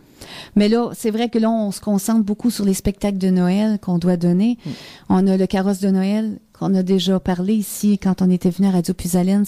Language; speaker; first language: French; native; French